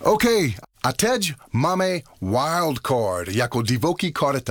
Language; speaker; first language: Czech; non-native, learner; English